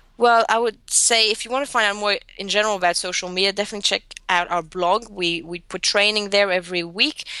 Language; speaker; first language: English; non-native, fluent; Greek